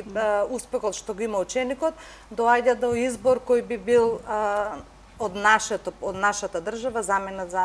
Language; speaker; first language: Macedonian; native; Macedonian